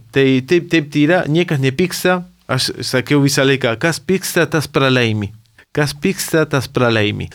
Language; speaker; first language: Lithuanian; early bilingual, heritage; Lithuanian